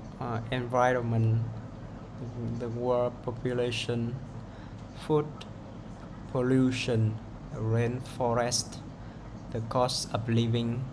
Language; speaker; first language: English; non-native, learner; Vietnamese